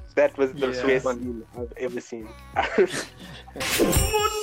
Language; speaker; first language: English; native; English